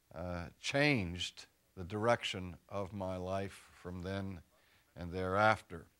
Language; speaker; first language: English; native; English